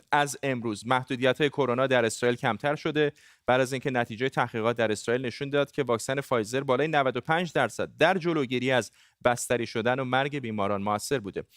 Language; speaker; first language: Persian; non-native, local second language; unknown